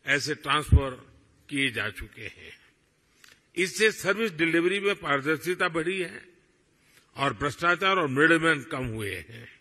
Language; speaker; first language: Hindi; non-native, local second language; Gujarati